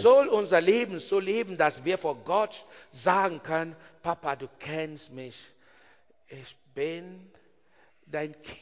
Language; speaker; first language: German; non-native, learner; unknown